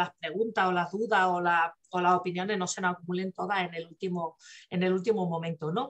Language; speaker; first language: Spanish; native; Spanish